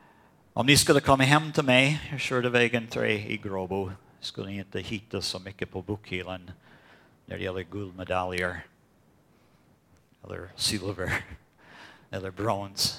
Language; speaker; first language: Swedish; non-native, fluent; English